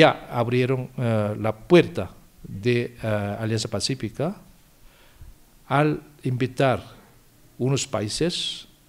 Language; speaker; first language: Spanish; non-native, fluent; Korean